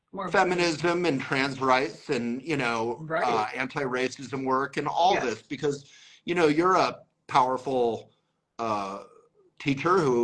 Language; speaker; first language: English; native; English